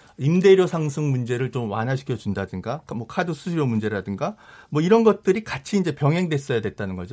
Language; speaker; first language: Korean; native; Korean